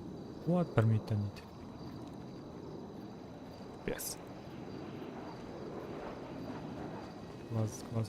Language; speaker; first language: Russian; non-native, learner; Kara-Kalpak